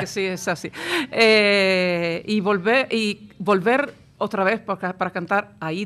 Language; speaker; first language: Spanish; non-native, fluent; Italian